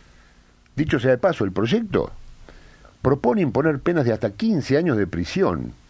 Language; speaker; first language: Spanish; native; Spanish